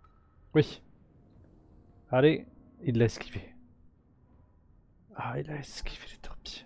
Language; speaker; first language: French; native; French